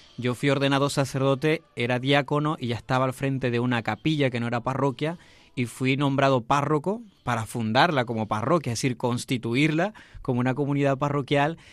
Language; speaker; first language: Spanish; native; Spanish